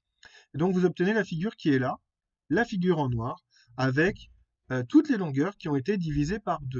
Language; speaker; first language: French; native; French